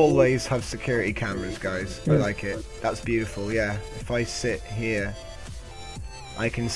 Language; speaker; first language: English; native; English